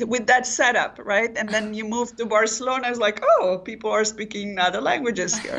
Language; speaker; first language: English; non-native, fluent; Catalan